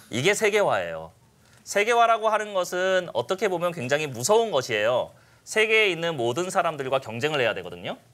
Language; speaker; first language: Korean; native; Korean